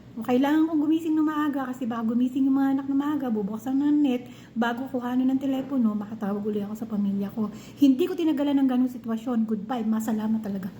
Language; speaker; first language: Filipino; non-native, local second language; Cebuano